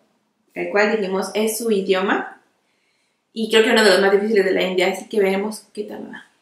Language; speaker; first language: Spanish; native; Spanish